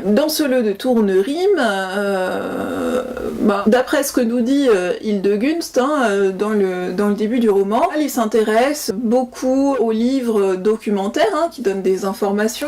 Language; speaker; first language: French; native; French